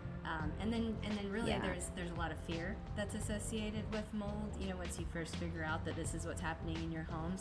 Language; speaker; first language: English; native; English